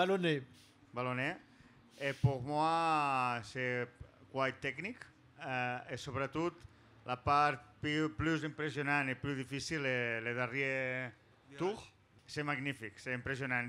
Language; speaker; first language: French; non-native, learner; Spanish